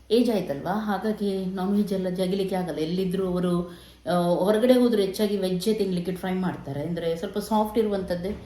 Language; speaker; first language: Kannada; native; Kannada